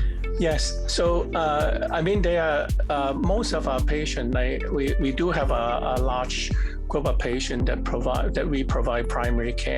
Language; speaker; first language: English; non-native, fluent; Cantonese